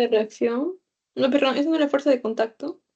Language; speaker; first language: Spanish; native; Spanish